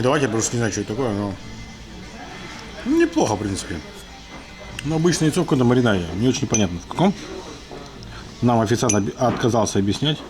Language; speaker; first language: Russian; native; Russian